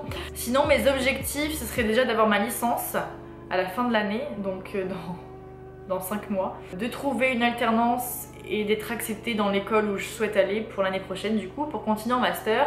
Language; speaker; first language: French; native; French